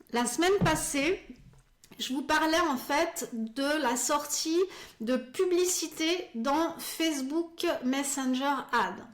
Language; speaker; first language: French; native; French